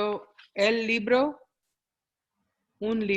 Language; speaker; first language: Spanish; non-native, learner; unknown